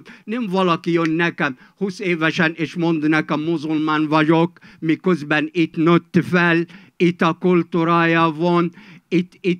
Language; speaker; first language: Hungarian; non-native, fluent; Arabic